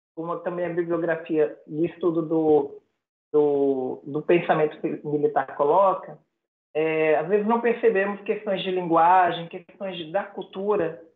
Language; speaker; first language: Portuguese; native; Portuguese